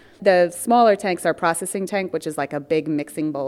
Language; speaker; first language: English; native; English